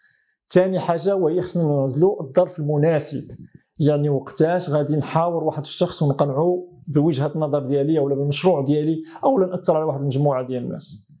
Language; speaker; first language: Arabic; native; Arabic